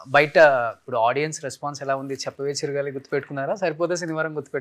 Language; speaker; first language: Telugu; native; Telugu